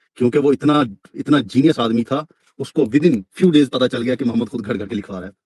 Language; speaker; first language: Urdu; native; Urdu